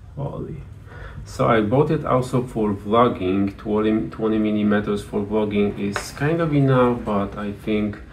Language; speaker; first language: English; non-native, fluent; Polish